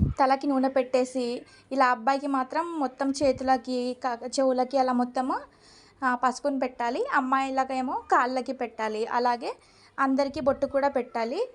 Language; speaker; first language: Telugu; non-native, local second language; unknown